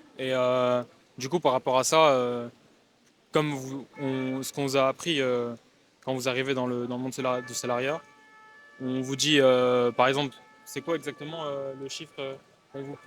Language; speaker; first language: French; native; French